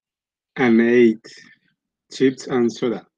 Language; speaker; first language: English; non-native, learner; Spanish